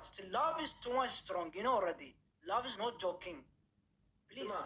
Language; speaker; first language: English; non-native, learner; Amharic